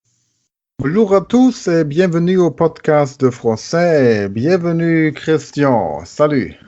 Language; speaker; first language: French; non-native, learner; German